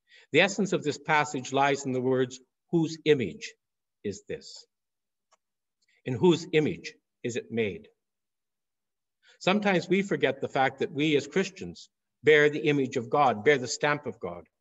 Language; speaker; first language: English; native; English